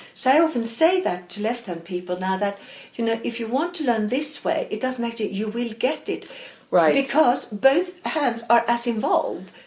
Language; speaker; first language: English; non-native, fluent; Swedish